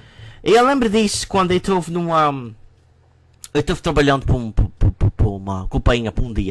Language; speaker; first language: Portuguese; non-native, learner; English